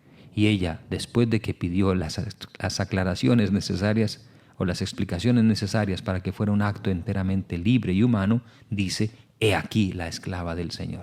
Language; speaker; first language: Spanish; native; Spanish